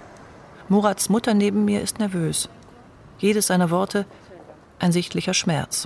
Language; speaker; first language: German; native; German